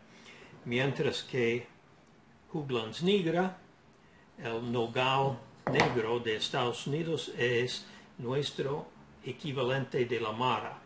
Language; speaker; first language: Spanish; non-native, fluent; English